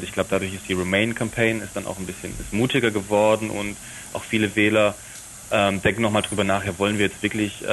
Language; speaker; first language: German; native; German